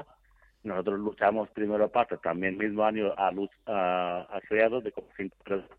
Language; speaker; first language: Spanish; non-native, learner; Bangla